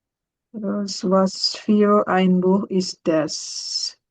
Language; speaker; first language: German; non-native, learner; Indonesian